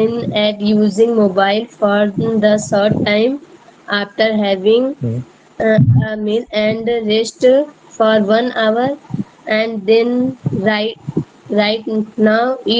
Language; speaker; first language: English; non-native, learner; Hindi